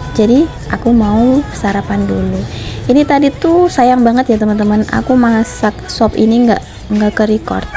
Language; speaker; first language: Indonesian; non-native, local second language; Javanese